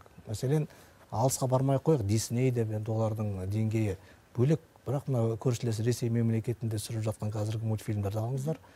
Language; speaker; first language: Kazakh; native; Kazakh